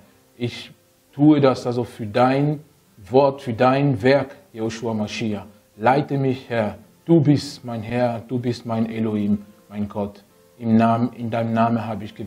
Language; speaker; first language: German; non-native, fluent; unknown